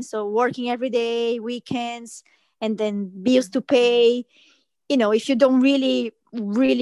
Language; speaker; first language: English; non-native, fluent; Portuguese